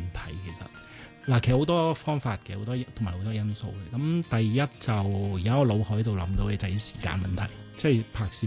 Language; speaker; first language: Cantonese; native; Cantonese